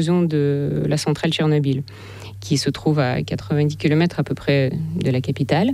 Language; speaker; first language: French; non-native, fluent; Russian